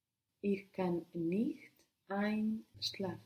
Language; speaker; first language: German; non-native, learner; English